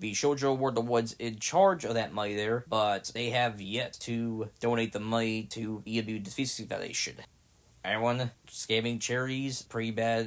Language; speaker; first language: English; native; English